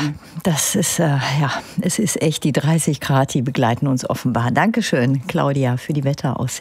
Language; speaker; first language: German; native; German